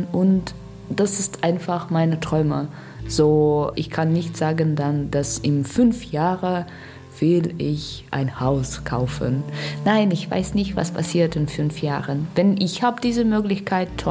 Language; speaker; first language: German; non-native, learner; Russian